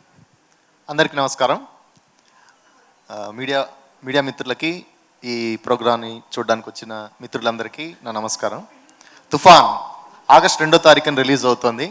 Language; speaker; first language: Telugu; native; Telugu